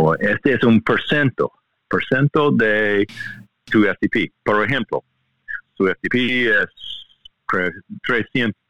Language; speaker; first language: Spanish; non-native, learner; English